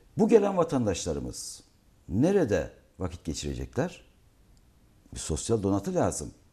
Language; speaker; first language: Turkish; native; Turkish